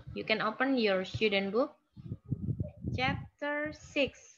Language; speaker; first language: English; non-native, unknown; Indonesian